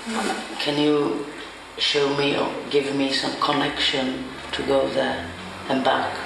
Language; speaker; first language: English; non-native, fluent; Czech